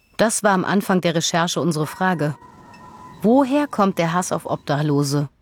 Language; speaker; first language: German; native; German